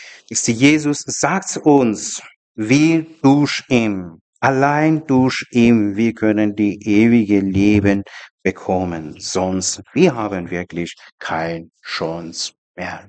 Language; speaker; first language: German; non-native, learner; Persian